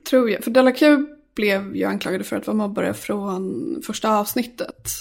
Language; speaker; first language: Swedish; native; Swedish